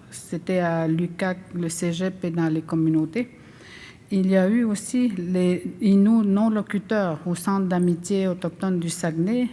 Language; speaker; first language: French; non-native, local second language; Innu-aimun